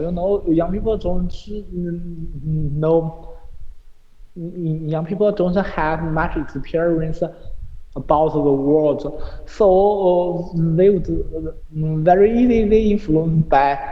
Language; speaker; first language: English; non-native, learner; Chinese